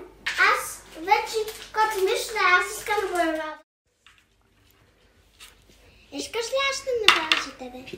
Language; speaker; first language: Bulgarian; early bilingual, heritage; Bulgarian